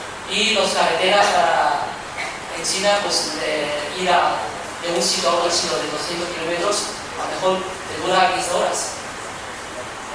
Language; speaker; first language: Spanish; early bilingual, other home language; Chinese